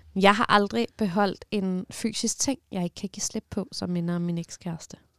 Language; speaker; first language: Danish; native; Danish